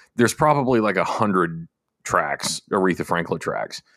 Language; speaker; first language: English; native; English